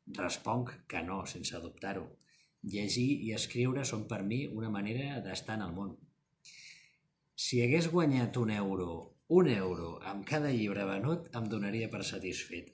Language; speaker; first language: Catalan; non-native, local second language; Spanish